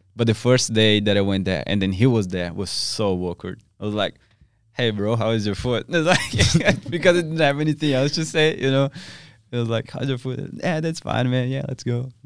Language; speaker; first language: English; non-native, learner; Portuguese